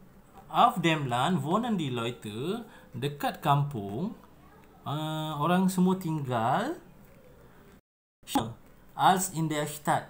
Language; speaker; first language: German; non-native, learner; Malay